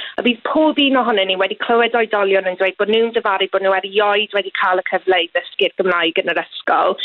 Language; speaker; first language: Welsh; native; Welsh